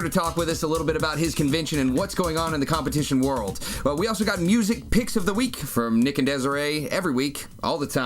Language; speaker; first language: English; native; English